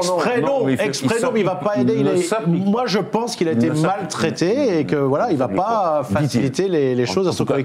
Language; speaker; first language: French; native; French